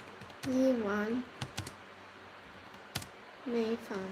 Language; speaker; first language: Chinese; non-native, learner; Arabic